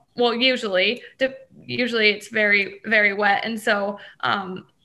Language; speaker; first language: English; native; English